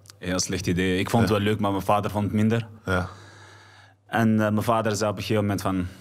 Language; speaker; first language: Dutch; early bilingual, other home language; Arabic